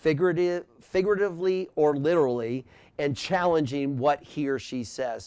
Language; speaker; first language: English; native; English